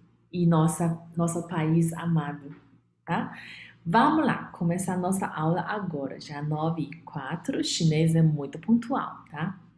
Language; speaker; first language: Portuguese; non-native, fluent; Chinese